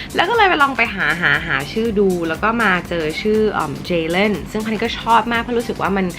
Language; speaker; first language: Thai; early bilingual, heritage; English